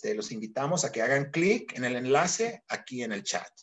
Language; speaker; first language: Spanish; early bilingual, other home language; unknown